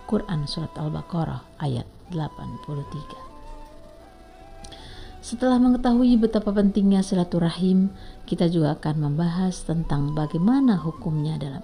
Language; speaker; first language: Indonesian; native; Indonesian